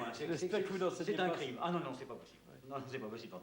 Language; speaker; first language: French; native; French